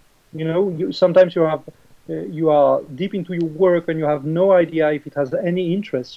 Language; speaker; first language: English; non-native, fluent; French